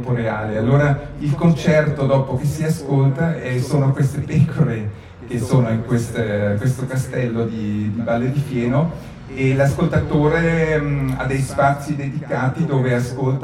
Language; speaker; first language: Italian; native; Italian